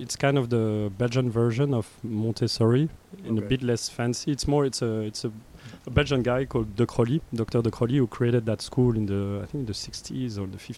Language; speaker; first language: English; non-native, fluent; French